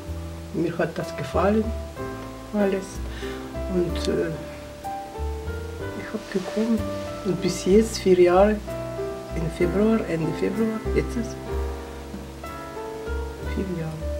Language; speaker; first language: German; early bilingual, other home language; Russian